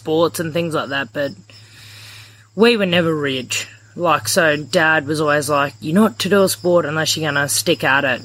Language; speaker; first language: English; native; English